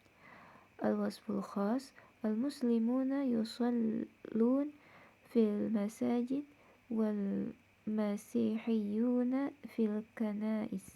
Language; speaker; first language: Arabic; non-native, fluent; Indonesian